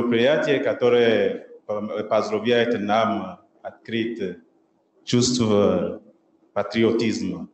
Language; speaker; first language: Russian; non-native, local second language; French